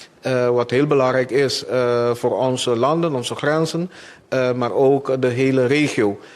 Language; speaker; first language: Dutch; non-native, local second language; Papiamento